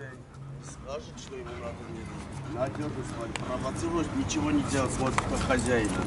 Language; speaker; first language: Russian; non-native, learner; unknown